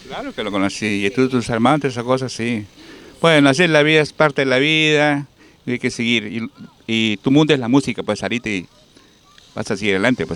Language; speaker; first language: Spanish; native; Spanish